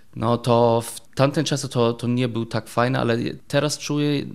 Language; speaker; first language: Polish; non-native, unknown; German